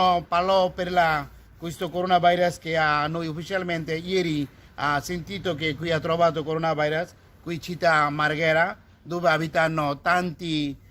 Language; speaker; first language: Italian; non-native, learner; Bangla